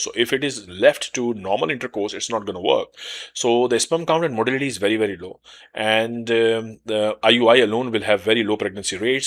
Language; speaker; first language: English; non-native, local second language; Urdu